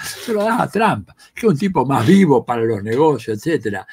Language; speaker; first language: Spanish; native; Spanish